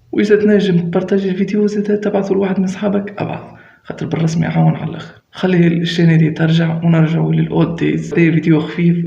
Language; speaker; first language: Arabic; native; Arabic